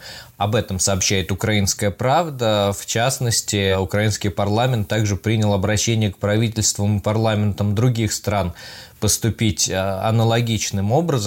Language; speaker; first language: Russian; native; Russian